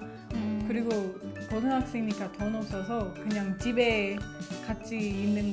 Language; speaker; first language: Korean; non-native, fluent; English